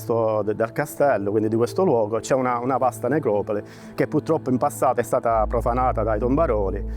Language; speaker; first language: Italian; native; Italian